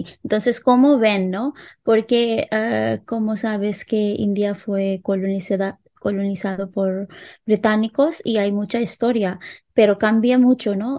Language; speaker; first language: Spanish; non-native, local second language; Hindi